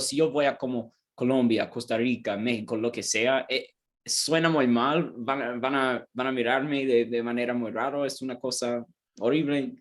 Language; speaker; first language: Spanish; non-native, learner; English